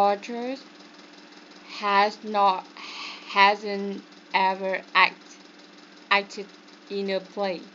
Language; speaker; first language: English; non-native, learner; Vietnamese